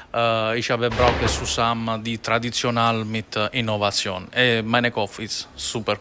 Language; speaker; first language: German; non-native, learner; Italian